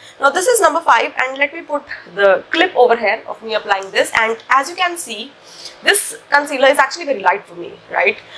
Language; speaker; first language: English; non-native, local second language; Hindi